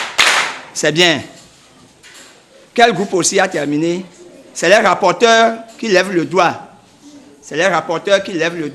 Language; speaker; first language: French; native; French